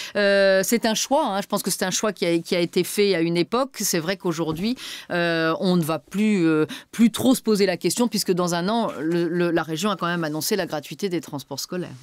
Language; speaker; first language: French; native; French